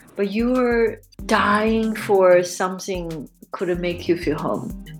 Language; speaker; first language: English; non-native, fluent; Chinese